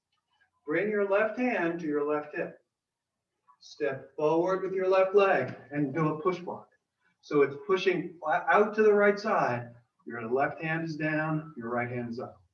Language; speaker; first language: English; native; English